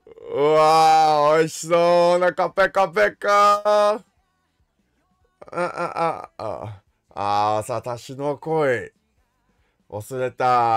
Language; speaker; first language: Japanese; non-native, learner; English